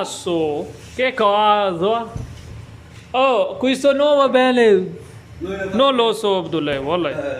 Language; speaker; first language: Italian; non-native, learner; Punjabi